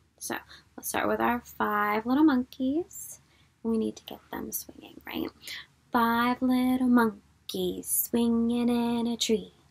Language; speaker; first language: English; native; English